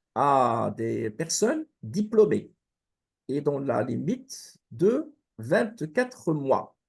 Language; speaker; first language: French; non-native, local second language; Arabic